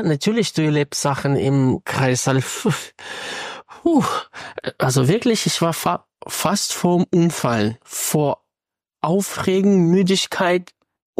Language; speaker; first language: German; non-native, fluent; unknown